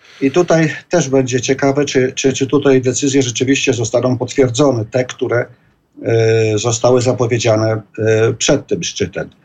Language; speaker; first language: Polish; native; Polish